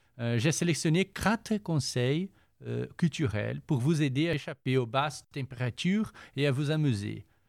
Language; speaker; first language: French; non-native, fluent; Portuguese